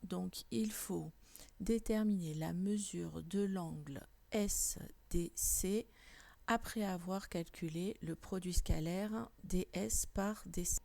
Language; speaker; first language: French; native; French